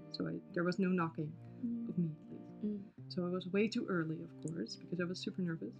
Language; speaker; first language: English; non-native, fluent; Dutch